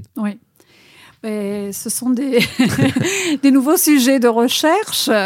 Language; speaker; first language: French; non-native, fluent; Spanish